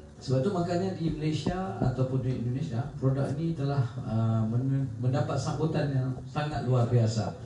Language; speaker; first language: Malay; native; Malay